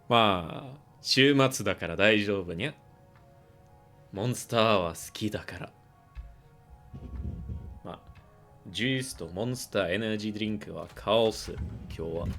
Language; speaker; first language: Japanese; non-native, learner; English